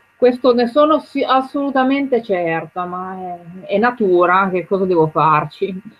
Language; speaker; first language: Italian; native; Italian